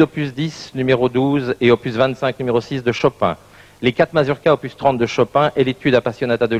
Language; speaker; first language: French; native; French